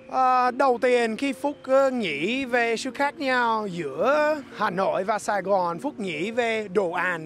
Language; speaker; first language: Vietnamese; non-native, fluent; English